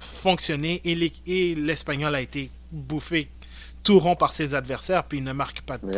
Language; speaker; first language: French; native; French